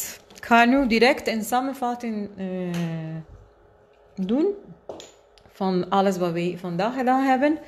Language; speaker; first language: Dutch; non-native, fluent; Spanish